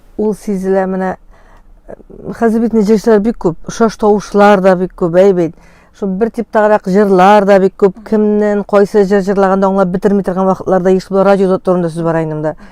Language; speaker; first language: Tatar; native; Tatar